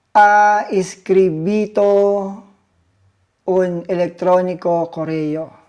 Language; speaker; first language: Spanish; non-native, learner; Filipino